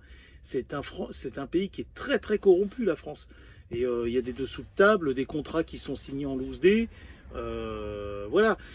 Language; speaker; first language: French; native; French